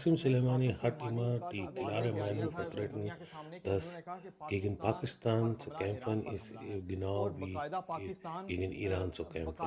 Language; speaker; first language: German; non-native, learner; Urdu